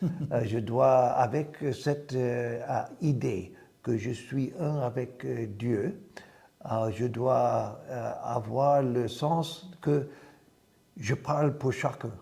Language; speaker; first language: French; non-native, fluent; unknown